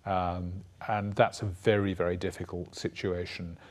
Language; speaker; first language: English; native; English